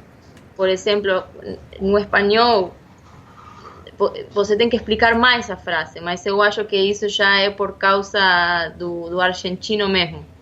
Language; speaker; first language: Portuguese; non-native, fluent; Spanish